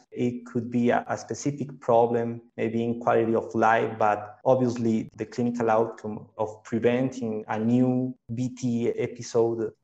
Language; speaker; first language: English; non-native, fluent; Spanish